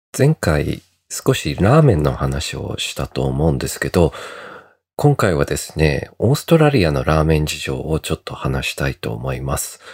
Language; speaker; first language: Japanese; early bilingual, heritage; Japanese